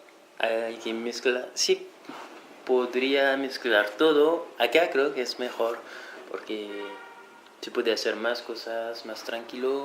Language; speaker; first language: Spanish; non-native, fluent; French